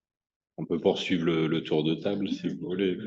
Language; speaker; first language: French; native; French